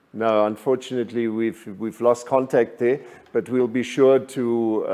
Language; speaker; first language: English; non-native, local second language; German